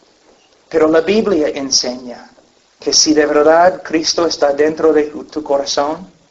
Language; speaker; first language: Spanish; non-native, fluent; English